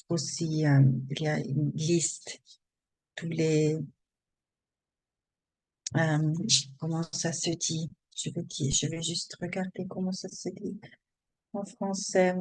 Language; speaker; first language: French; non-native, learner; German